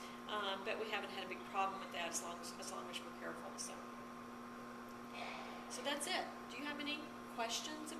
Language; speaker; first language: English; native; English